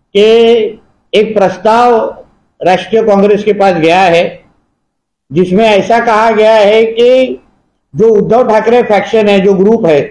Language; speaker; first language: Hindi; non-native, local second language; Marathi